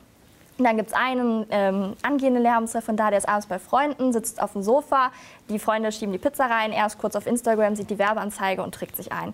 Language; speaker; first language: German; native; German